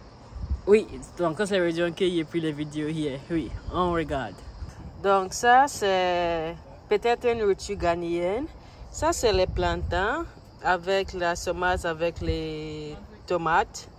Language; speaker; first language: French; non-native, learner; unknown